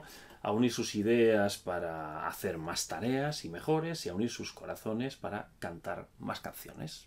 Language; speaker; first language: Spanish; native; Spanish